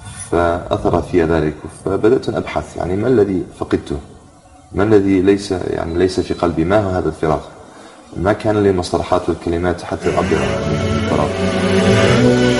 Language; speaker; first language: Arabic; non-native, fluent; English